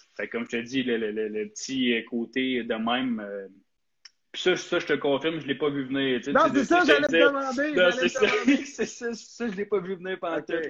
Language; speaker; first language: French; native; French